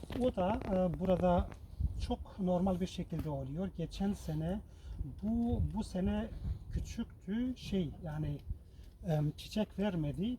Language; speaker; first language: Turkish; non-native, local second language; Kurdish